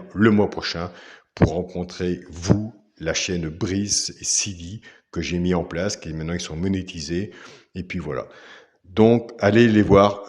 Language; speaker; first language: French; native; French